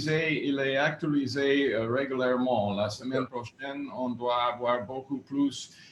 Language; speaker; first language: French; non-native, fluent; English